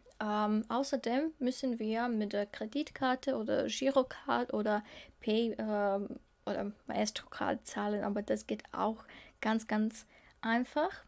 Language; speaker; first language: German; non-native, learner; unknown